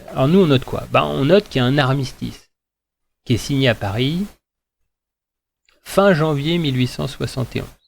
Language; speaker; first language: French; native; French